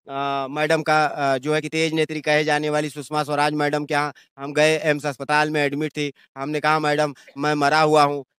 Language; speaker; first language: Hindi; native; Hindi